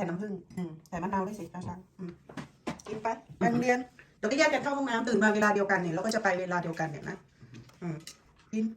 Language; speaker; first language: Thai; native; Thai